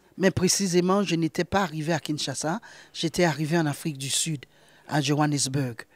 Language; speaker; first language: French; non-native, local second language; Haitian Creole